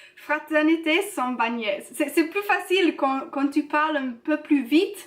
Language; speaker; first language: French; non-native, learner; English